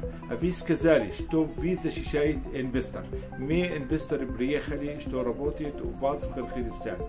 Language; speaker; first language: Russian; non-native, learner; Arabic